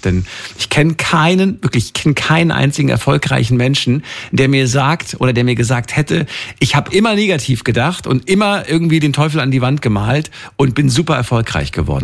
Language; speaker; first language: German; native; German